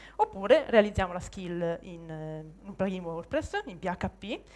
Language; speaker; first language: Italian; native; Italian